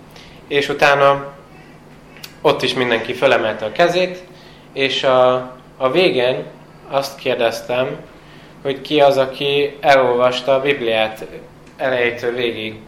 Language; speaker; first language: Hungarian; non-native, fluent; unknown